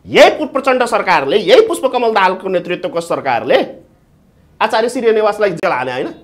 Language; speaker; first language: Nepali; non-native, local second language; Maithili